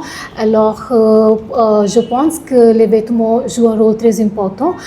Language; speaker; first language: French; non-native, learner; Punjabi